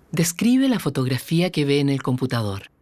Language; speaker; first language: Spanish; native; Spanish